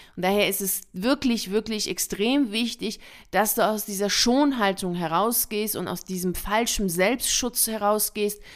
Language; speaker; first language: German; early bilingual, other home language; Persian